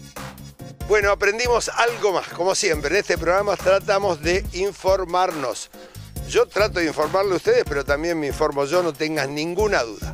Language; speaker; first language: Spanish; native; Spanish